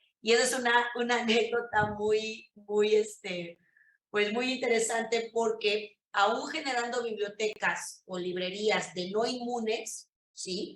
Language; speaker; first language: Spanish; native; Spanish